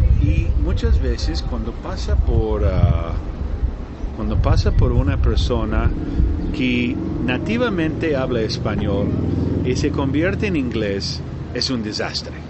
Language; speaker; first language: Spanish; non-native, learner; English